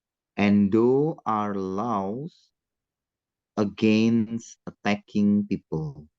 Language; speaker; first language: English; non-native, learner; Indonesian